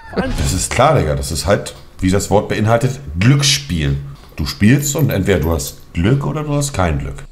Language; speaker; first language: German; native; German